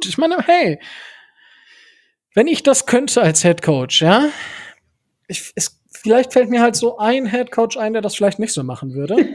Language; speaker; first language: German; native; German